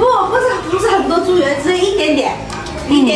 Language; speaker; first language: Chinese; non-native, local second language; Min Nan Chinese